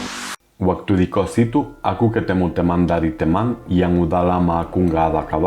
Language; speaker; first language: Indonesian; non-native, fluent; Spanish